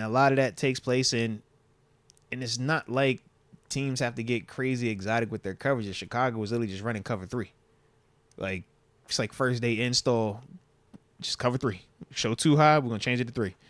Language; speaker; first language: English; native; English